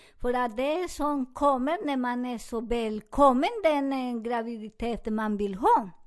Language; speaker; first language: Swedish; non-native, learner; Spanish